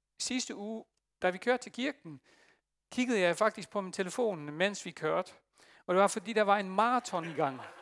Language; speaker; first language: Danish; non-native, fluent; Dutch